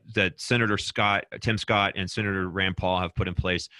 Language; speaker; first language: English; native; English